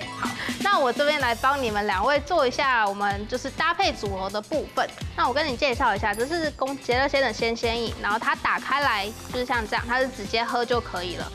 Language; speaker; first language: Chinese; native; Chinese